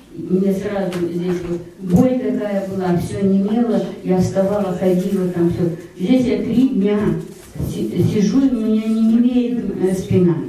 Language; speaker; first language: Russian; native; Russian